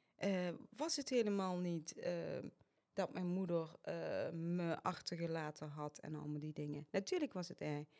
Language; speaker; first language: Dutch; early bilingual, other home language; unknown